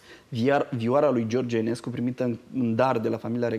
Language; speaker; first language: Romanian; native; Romanian